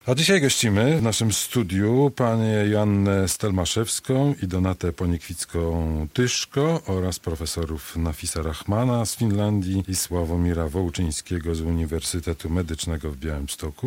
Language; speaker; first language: Polish; native; Polish